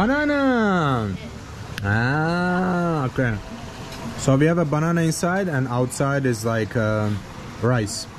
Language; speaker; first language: English; non-native, fluent; Azerbaijani